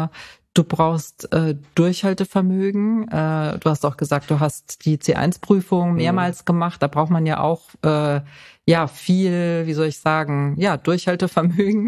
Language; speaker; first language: German; native; German